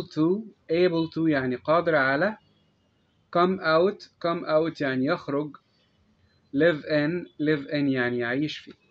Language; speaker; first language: Arabic; native; Arabic